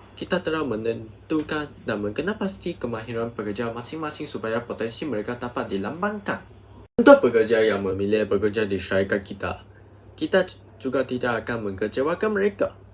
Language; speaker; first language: Malay; non-native, local second language; Chinese